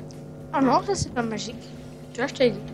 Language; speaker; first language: French; native; French